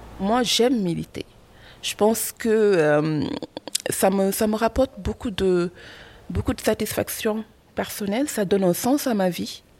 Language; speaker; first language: French; non-native, local second language; Wolof